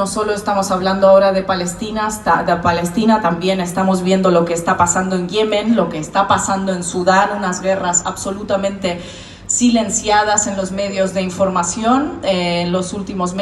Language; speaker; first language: Spanish; non-native, fluent; Russian